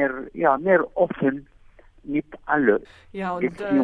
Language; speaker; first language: German; non-native, fluent; Arabic